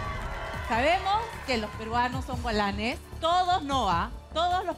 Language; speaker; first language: Spanish; native; Spanish